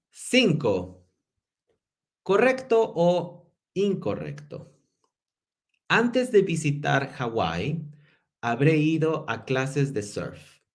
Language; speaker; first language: Spanish; non-native, fluent; English